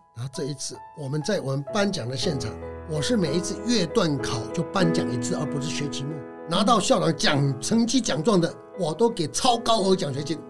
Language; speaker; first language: Chinese; native; Chinese